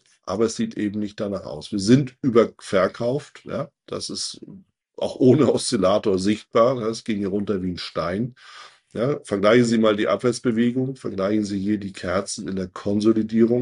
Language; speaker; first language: German; native; German